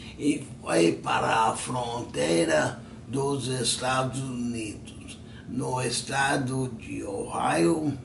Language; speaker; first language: Portuguese; non-native, fluent; English